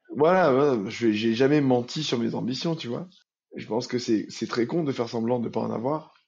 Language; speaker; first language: French; native; French